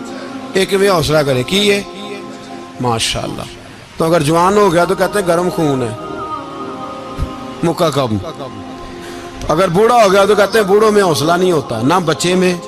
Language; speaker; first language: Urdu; non-native, local second language; Punjabi